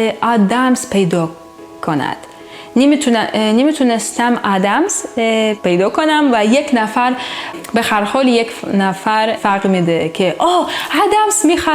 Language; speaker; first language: Persian; non-native, learner; Russian